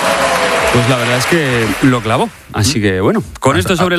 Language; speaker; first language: Spanish; native; Spanish